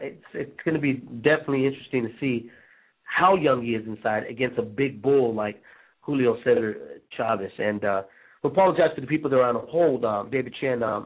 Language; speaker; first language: English; early bilingual, other home language; Spanish